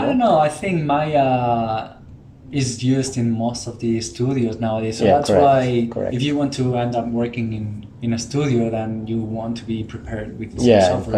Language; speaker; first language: English; non-native, fluent; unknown